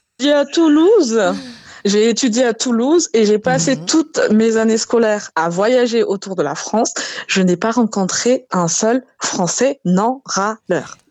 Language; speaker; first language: French; non-native, local second language; Malagasy